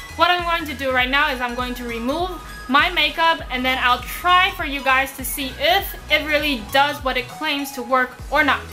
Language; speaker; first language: English; non-native, fluent; Chinese